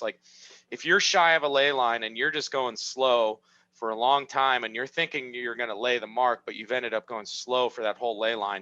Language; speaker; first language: English; native; English